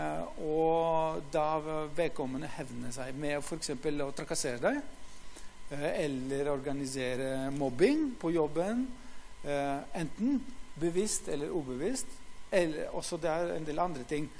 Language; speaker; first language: Norwegian; non-native, fluent; Greek